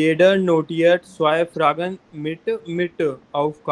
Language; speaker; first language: German; non-native, fluent; Hindi